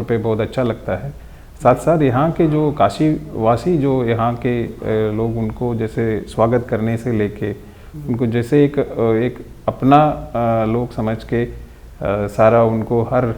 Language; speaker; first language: Hindi; non-native, local second language; Tamil